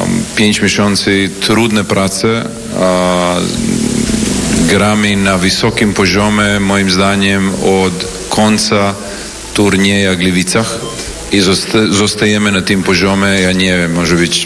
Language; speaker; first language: Polish; non-native, learner; Serbian